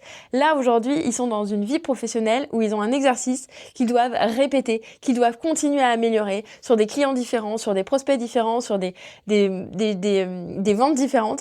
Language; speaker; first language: French; native; French